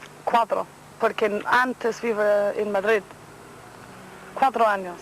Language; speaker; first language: Spanish; non-native, learner; English